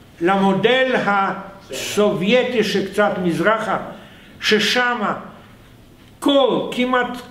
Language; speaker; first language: Hebrew; non-native, fluent; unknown